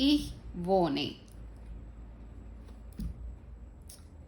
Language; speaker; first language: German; non-native, fluent; Spanish